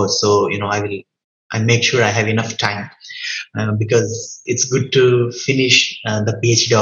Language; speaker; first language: English; non-native, local second language; Telugu